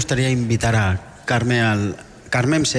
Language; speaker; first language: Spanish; non-native, local second language; Catalan